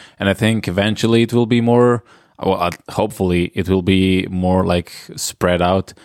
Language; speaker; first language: English; non-native, fluent; Slovenian